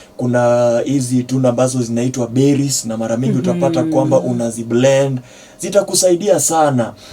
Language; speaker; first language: Swahili; non-native, local second language; Gusii